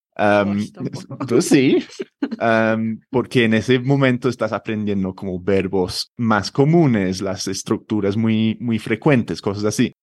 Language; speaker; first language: Spanish; non-native, fluent; English